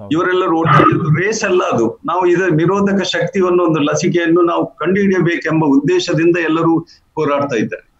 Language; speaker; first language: Kannada; non-native, local second language; Tulu